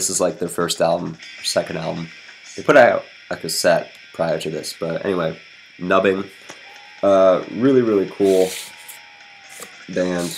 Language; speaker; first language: English; native; English